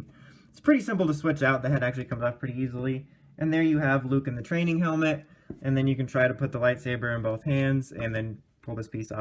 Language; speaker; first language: English; native; English